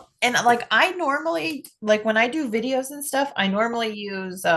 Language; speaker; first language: English; native; English